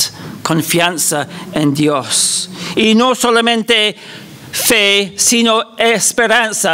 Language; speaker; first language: Spanish; non-native, fluent; English